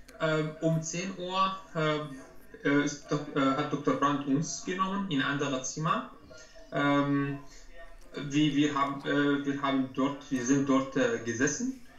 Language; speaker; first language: German; non-native, learner; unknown